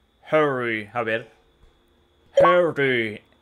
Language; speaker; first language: English; non-native, learner; Spanish